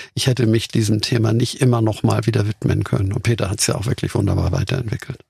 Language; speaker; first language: German; native; German